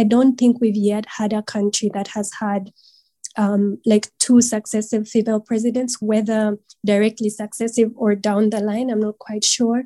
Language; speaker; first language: English; non-native, local second language; Nyankole